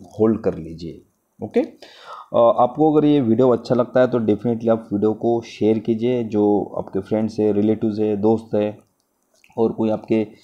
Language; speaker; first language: Hindi; non-native, local second language; Marathi